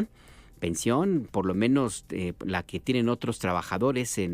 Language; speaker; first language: Spanish; native; Spanish